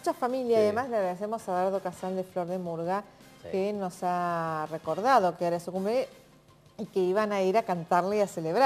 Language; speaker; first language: Spanish; native; Spanish